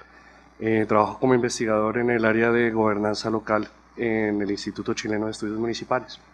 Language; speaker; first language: Spanish; native; Spanish